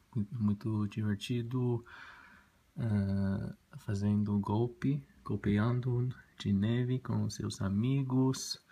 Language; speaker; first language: Portuguese; non-native, learner; Spanish